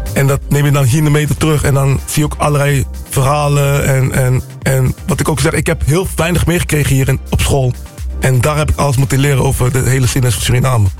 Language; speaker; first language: Dutch; native; Dutch